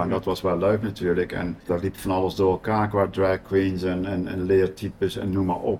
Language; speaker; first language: Dutch; native; Dutch